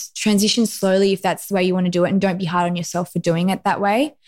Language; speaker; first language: English; native; English